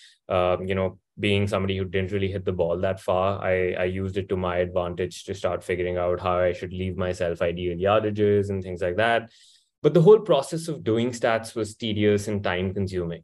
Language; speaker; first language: English; non-native, local second language; Hindi